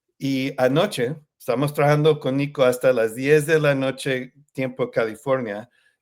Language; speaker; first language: Spanish; early bilingual, heritage; Spanish